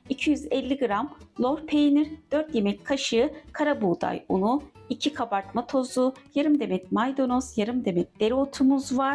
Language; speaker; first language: Turkish; native; Turkish